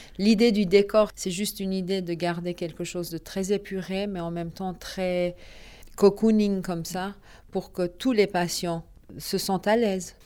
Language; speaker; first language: French; early bilingual, other home language; Persian